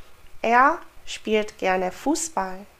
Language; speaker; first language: German; non-native, fluent; English